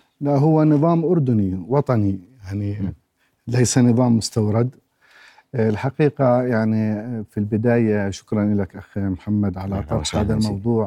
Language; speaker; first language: Arabic; native; Arabic